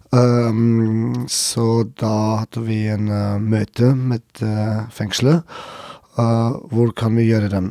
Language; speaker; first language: Norwegian; non-native, learner; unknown